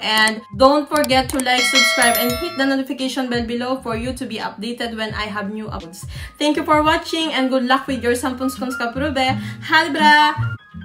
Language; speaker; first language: English; non-native, local second language; Filipino